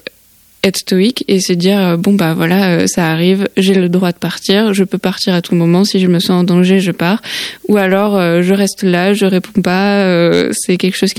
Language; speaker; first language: French; native; French